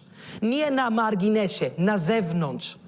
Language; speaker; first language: Polish; non-native, learner; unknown